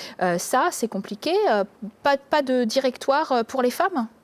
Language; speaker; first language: French; native; French